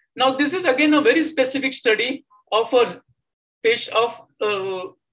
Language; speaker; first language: English; non-native, local second language; Marathi